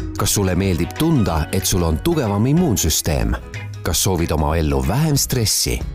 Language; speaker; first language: Estonian; native; Estonian